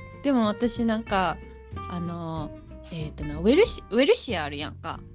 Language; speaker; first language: Japanese; native; Japanese